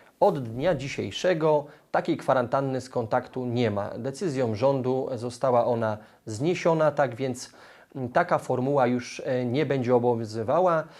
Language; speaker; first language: Polish; native; Polish